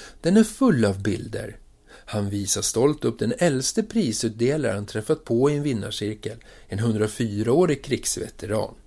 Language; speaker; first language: Swedish; native; Swedish